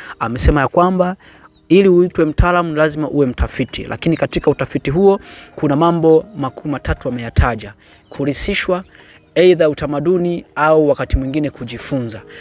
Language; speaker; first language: Swahili; native; Swahili